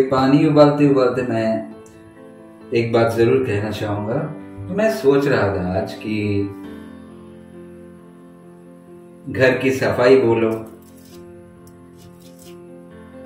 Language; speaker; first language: Hindi; non-native, local second language; Bangla